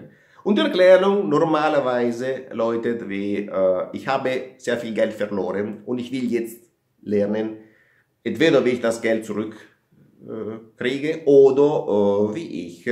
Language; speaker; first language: German; non-native, fluent; Italian